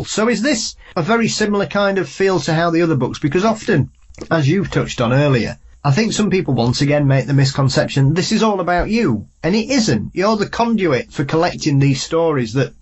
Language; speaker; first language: English; native; English